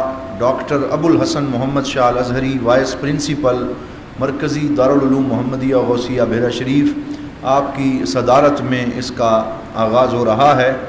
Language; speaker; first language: Urdu; native; Urdu